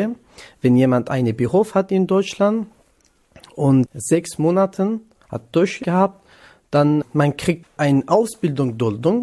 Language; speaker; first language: German; non-native, learner; Kurdish